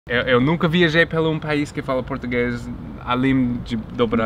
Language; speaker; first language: Portuguese; non-native, fluent; English